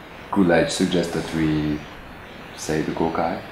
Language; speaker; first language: English; non-native, fluent; French